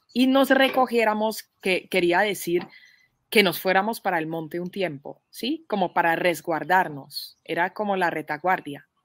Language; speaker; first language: Spanish; non-native, fluent; Dutch